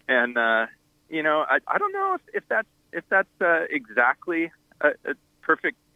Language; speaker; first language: English; native; English